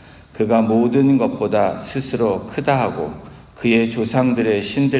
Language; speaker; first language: Korean; native; Korean